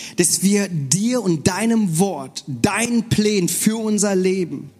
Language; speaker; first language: German; non-native, fluent; Korean